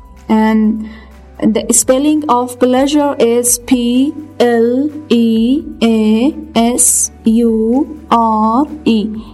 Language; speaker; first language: English; non-native, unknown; Persian